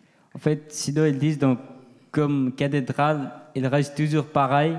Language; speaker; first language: French; non-native, fluent; Nepali